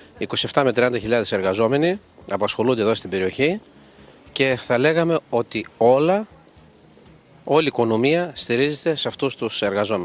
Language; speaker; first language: Greek; native; Greek